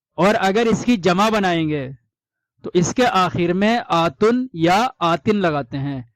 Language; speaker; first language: Urdu; native; Urdu